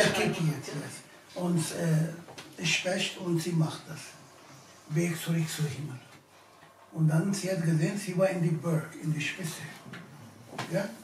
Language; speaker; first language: German; non-native, learner; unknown